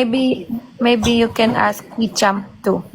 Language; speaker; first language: English; non-native, learner; Filipino